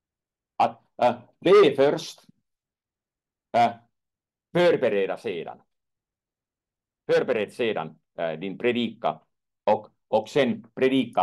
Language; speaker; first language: Swedish; non-native, fluent; Finnish